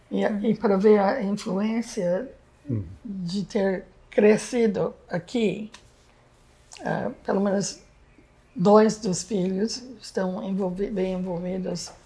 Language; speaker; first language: Portuguese; non-native, fluent; English